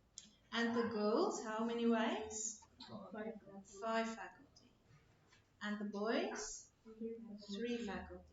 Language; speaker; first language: English; non-native, local second language; Afrikaans